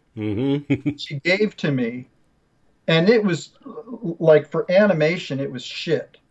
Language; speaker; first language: English; native; English